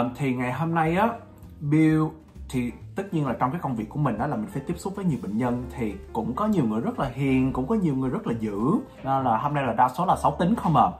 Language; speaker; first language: Vietnamese; early bilingual, heritage; Vietnamese